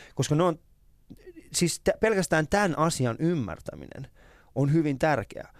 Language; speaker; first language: Finnish; early bilingual, other home language; Persian